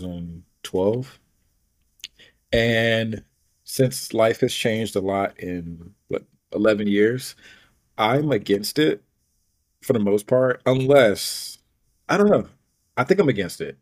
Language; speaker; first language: English; native; English